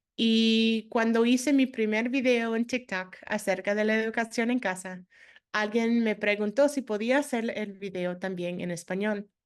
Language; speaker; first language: Spanish; non-native, fluent; English